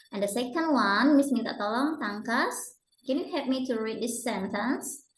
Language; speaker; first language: English; non-native, learner; Indonesian